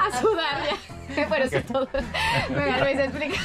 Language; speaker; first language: Spanish; native; Spanish